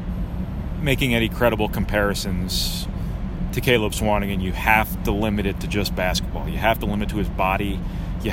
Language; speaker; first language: English; native; English